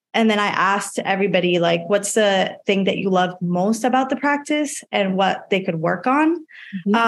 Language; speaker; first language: English; non-native, fluent; Spanish